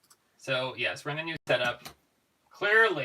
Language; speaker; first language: English; native; English